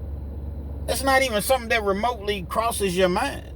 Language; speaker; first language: English; native; English